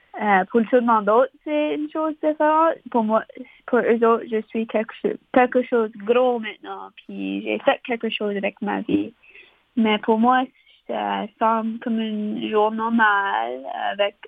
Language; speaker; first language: French; non-native, local second language; English